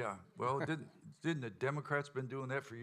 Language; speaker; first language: English; native; English